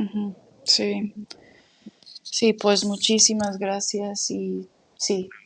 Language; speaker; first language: Spanish; non-native, fluent; English